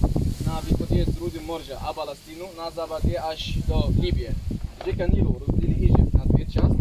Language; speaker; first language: Czech; non-native, learner; Arabic